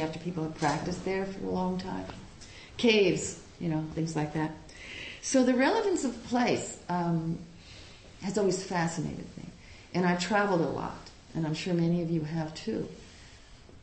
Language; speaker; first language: English; native; English